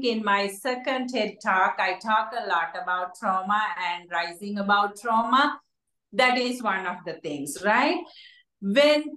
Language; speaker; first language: English; non-native, local second language; Sinhala